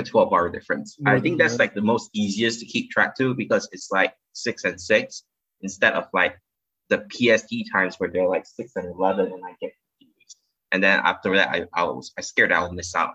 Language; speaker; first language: English; non-native, local second language; Chinese